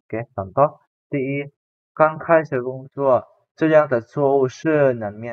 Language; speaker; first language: Chinese; non-native, fluent; Indonesian